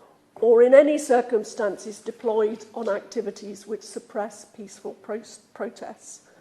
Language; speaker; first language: English; native; English